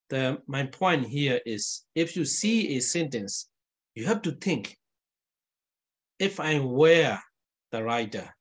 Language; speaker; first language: English; non-native, fluent; Burmese